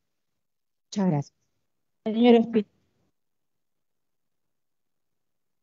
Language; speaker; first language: Spanish; native; Spanish